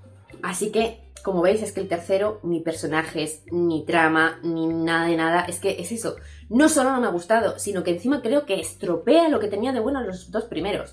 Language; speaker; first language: Spanish; native; Spanish